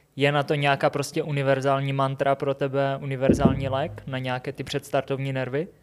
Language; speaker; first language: Czech; native; Czech